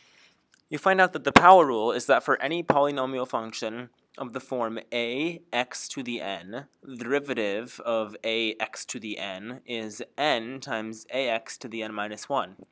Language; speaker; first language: English; native; English